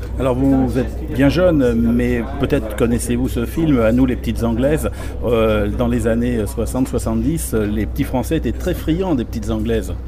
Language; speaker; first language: French; native; French